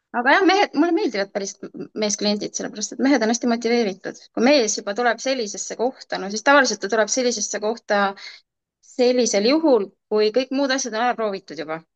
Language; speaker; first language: Estonian; native; Estonian